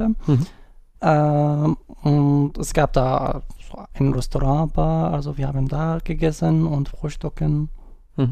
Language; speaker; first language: German; non-native, learner; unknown